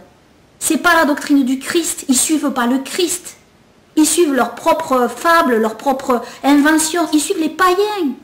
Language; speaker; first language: French; native; French